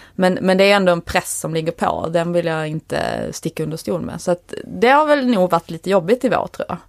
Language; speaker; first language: Swedish; native; Swedish